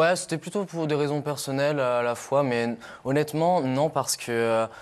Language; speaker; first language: French; native; French